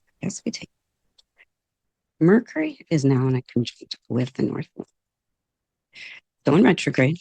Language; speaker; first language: English; native; English